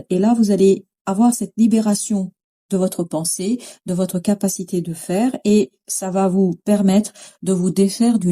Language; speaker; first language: French; native; French